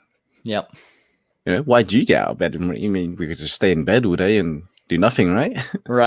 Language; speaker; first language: English; native; English